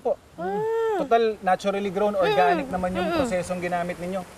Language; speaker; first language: Filipino; native; Filipino